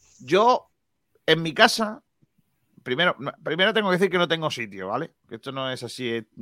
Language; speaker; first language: Spanish; native; Spanish